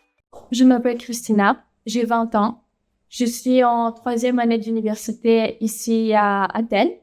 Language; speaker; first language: French; non-native, fluent; Greek